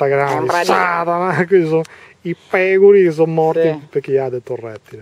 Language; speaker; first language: Italian; early bilingual, other home language; Albanian